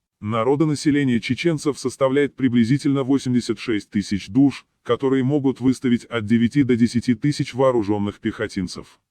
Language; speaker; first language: Russian; non-native, local second language; Chechen